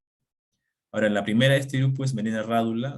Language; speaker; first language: Spanish; native; Spanish